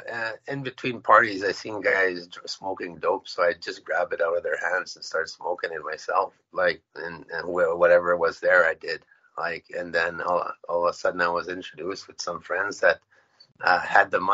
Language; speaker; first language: English; non-native, fluent; Cree